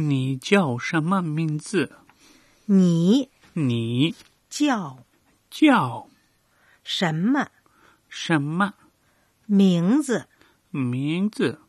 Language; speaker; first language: Chinese; non-native, learner; Pashto